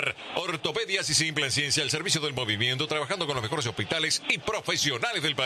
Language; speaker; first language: Spanish; native; Spanish